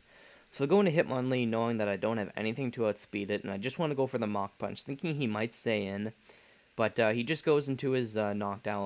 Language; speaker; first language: English; native; English